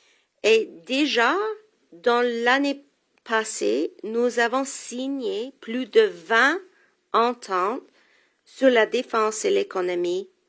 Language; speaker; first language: French; non-native, local second language; English